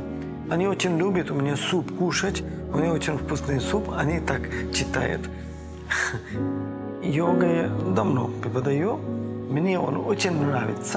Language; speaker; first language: Russian; non-native, learner; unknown